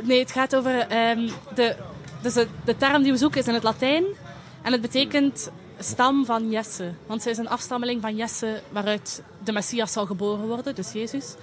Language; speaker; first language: Dutch; native; Dutch